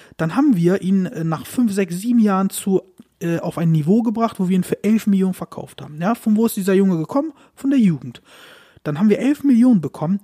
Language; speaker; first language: German; early bilingual, other home language; Turkish